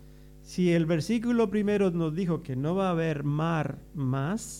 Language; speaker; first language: Spanish; native; Spanish